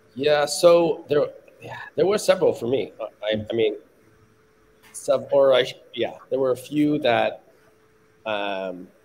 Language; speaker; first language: English; native; English